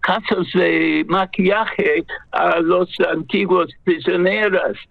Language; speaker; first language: Spanish; non-native, fluent; English